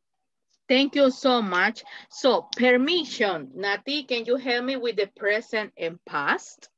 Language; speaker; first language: English; non-native, fluent; Spanish